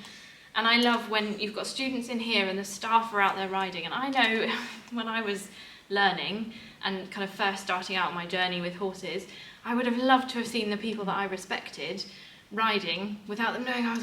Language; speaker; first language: English; native; English